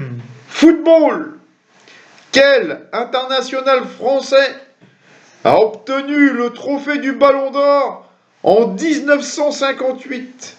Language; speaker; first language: French; native; French